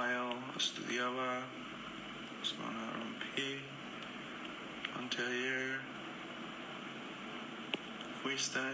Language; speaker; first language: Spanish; non-native, fluent; English